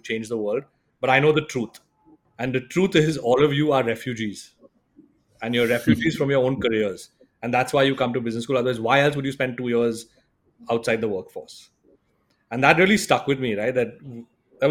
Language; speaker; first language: English; non-native, local second language; Hindi